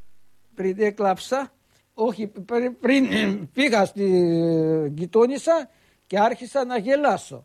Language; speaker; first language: Greek; early bilingual, heritage; Greek